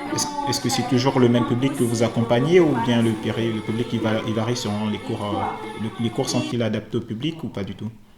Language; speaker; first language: French; native; French